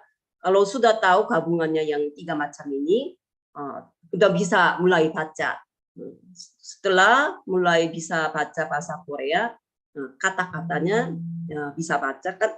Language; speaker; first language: Indonesian; non-native, fluent; Korean